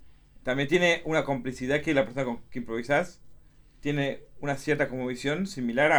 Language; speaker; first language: Spanish; native; Spanish